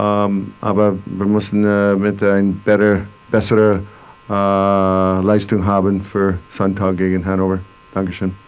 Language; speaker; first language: German; non-native, learner; English